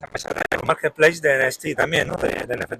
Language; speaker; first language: Spanish; native; Spanish